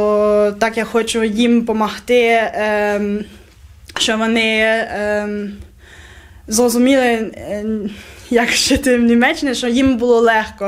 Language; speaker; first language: Ukrainian; non-native, local second language; German